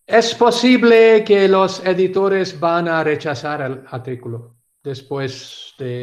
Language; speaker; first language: Spanish; non-native, learner; Urdu